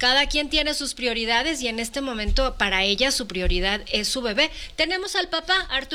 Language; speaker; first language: Spanish; native; Spanish